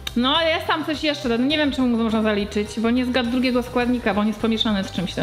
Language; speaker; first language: Polish; native; Polish